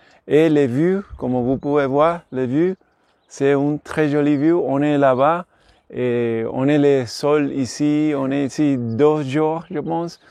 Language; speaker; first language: French; non-native, learner; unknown